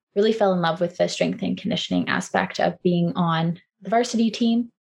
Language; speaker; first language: English; native; English